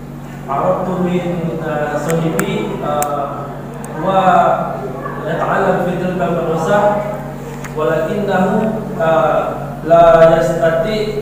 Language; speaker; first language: Arabic; non-native, learner; Indonesian